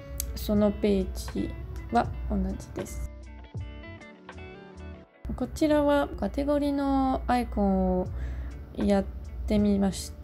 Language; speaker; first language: Japanese; non-native, learner; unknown